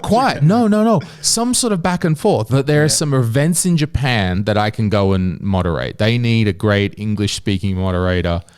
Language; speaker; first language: English; native; English